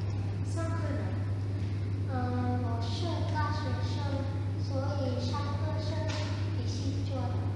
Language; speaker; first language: Chinese; non-native, learner; Indonesian